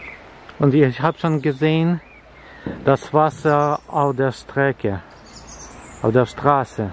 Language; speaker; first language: German; non-native, learner; Ukrainian